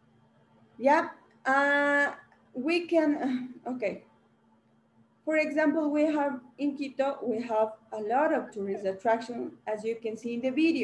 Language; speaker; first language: English; non-native, learner; Spanish